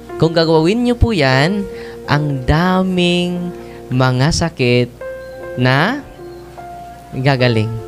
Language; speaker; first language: Filipino; non-native, local second language; Cebuano